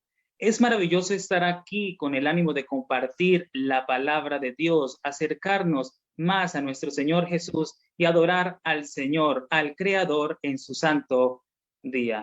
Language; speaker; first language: Spanish; native; Spanish